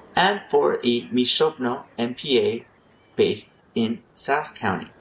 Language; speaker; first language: English; early bilingual, other home language; Spanish